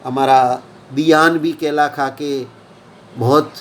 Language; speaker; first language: Hindi; non-native, local second language; Gujarati